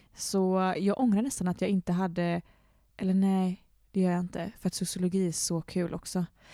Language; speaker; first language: Swedish; native; Swedish